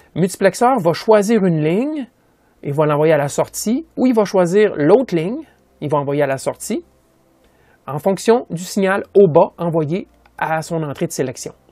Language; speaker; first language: French; native; French